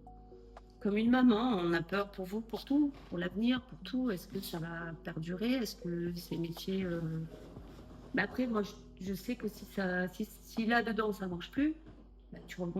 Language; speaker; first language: French; native; French